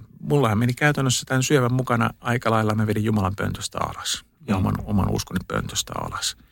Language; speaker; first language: Finnish; early bilingual, heritage; Finnish